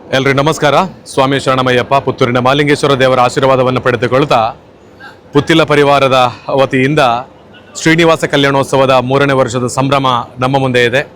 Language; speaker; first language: Kannada; native; Kannada